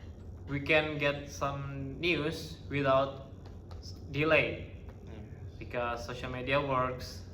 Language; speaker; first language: English; non-native, learner; Indonesian